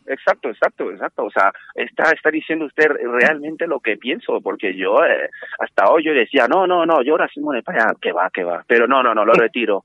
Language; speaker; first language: Spanish; non-native, fluent; French